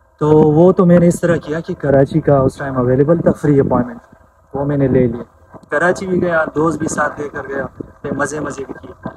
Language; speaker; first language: Urdu; non-native, local second language; Pashto